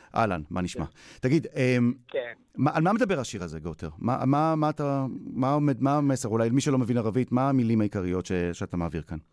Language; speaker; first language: Hebrew; native; Hebrew